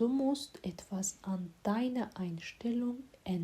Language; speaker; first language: German; non-native, fluent; Azerbaijani